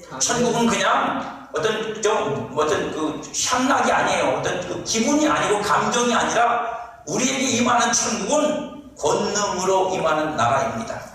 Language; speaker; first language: Korean; native; Korean